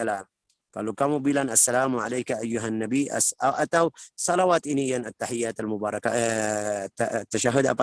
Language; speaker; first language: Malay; non-native, fluent; Arabic